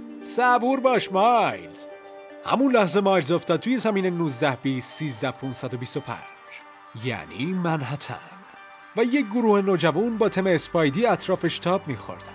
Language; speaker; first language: Persian; native; Persian